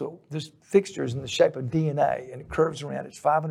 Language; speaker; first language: English; native; English